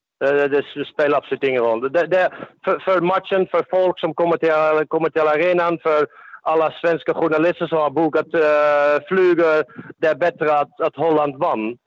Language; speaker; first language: Swedish; non-native, fluent; Dutch